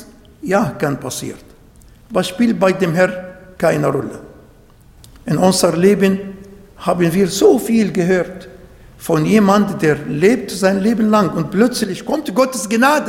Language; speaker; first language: German; non-native, learner; Arabic